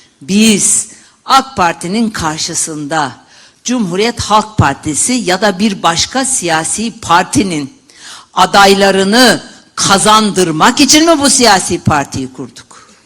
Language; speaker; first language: Turkish; native; Turkish